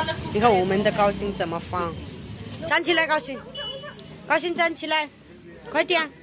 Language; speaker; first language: Chinese; non-native, learner; Nepali